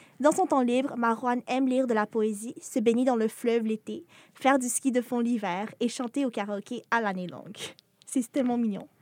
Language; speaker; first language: French; native; French